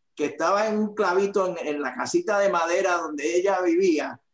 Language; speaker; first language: Spanish; native; Spanish